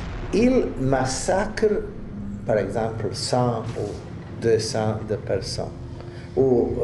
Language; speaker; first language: French; non-native, learner; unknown